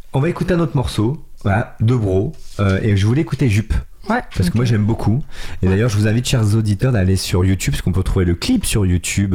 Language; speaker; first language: French; native; French